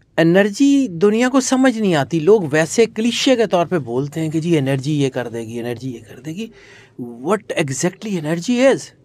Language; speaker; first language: Urdu; non-native, local second language; Punjabi